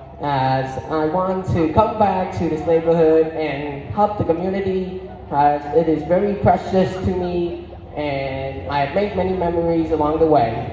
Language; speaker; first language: English; non-native, fluent; Vietnamese